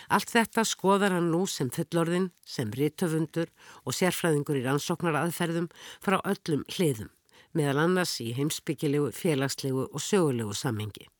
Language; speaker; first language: Icelandic; native; Icelandic